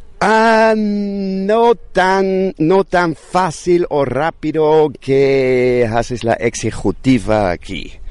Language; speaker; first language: Spanish; non-native, learner; German